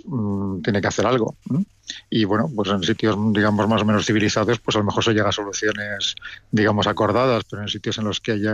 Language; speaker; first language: Spanish; native; Spanish